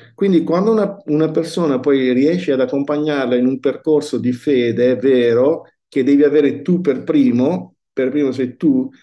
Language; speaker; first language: Italian; native; Italian